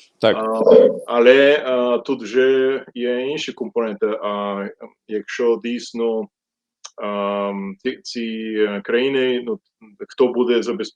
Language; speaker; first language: Ukrainian; non-native, fluent; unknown